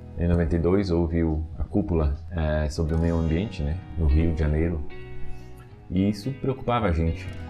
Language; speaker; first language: Portuguese; non-native, fluent; French